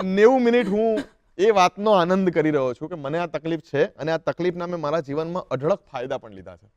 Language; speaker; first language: Gujarati; non-native, local second language; Kachhi